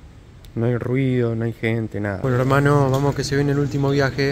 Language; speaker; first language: Spanish; native; Spanish